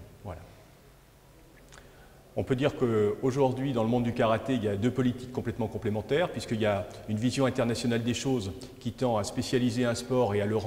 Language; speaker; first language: French; native; French